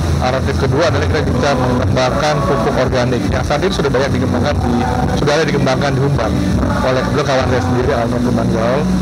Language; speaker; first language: Indonesian; native; Indonesian